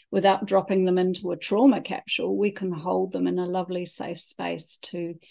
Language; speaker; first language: English; native; English